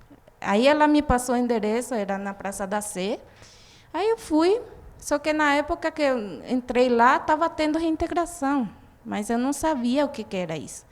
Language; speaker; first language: Portuguese; non-native, fluent; Guarani